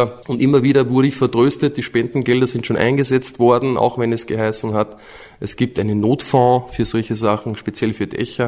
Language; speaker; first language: German; native; German